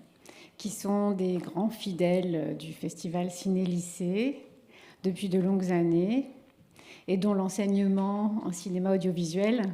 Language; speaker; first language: French; native; French